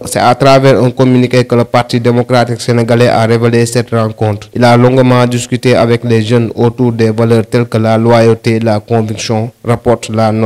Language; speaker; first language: French; non-native, local second language; Wolof